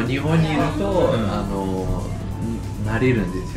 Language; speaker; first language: Japanese; non-native, fluent; Portuguese